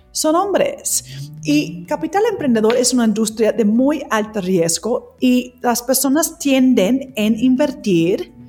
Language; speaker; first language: Spanish; non-native, fluent; English